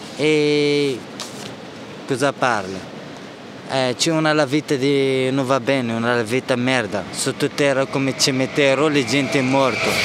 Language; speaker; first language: Italian; non-native, learner; Tigrinya